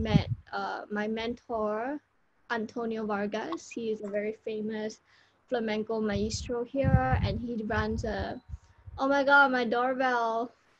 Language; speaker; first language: English; native; English